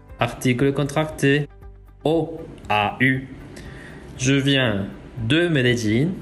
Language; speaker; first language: French; non-native, learner; Spanish